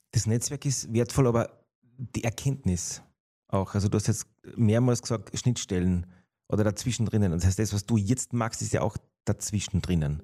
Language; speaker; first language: German; native; German